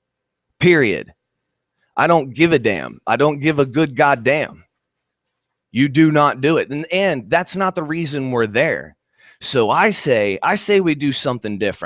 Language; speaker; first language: English; native; English